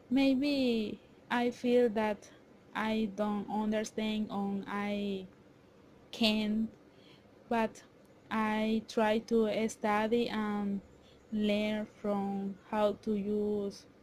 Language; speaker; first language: English; non-native, learner; Spanish